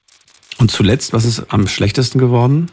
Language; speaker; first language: German; native; German